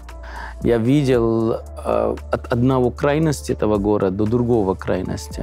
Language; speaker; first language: Russian; non-native, fluent; Punjabi